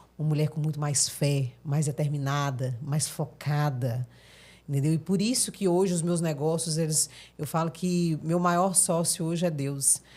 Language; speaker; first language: Portuguese; native; Portuguese